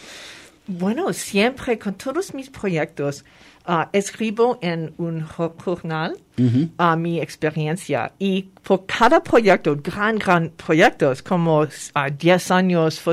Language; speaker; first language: Spanish; non-native, fluent; French